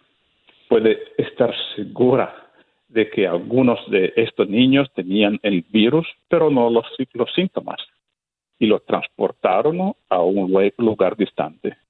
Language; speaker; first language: Spanish; non-native, fluent; Italian